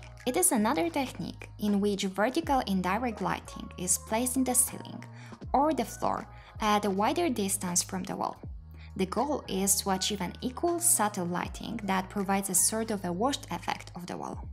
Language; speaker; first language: English; non-native, fluent; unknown